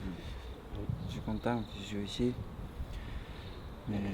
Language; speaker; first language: French; non-native, learner; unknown